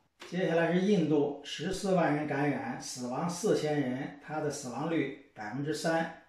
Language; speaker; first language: Chinese; native; Chinese